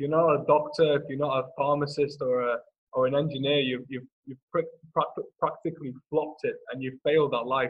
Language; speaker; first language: English; native; English